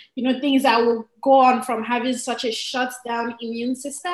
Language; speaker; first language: English; non-native, local second language; Igbo